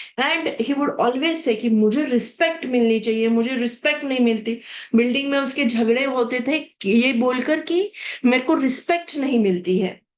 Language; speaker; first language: Hindi; non-native, local second language; Marathi